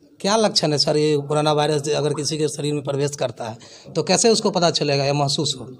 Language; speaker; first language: Hindi; native; Hindi